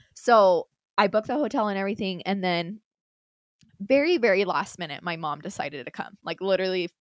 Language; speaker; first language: English; native; English